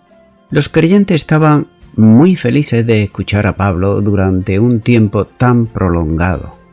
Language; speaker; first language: Spanish; native; Spanish